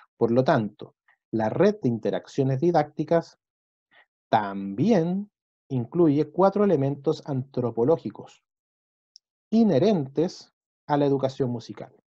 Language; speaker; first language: Spanish; native; Spanish